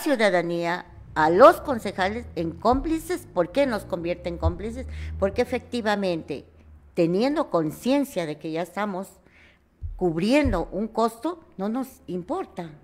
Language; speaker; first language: Spanish; native; Spanish